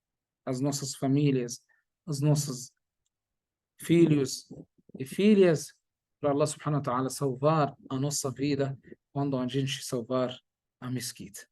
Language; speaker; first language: Portuguese; non-native, fluent; Arabic